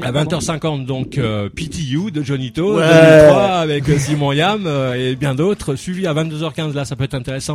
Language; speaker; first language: French; native; French